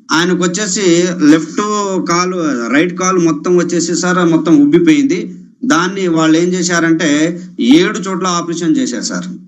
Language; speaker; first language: Telugu; non-native, local second language; Lambadi